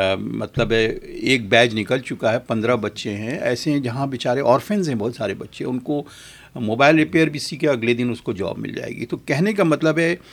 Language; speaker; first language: Urdu; native; Urdu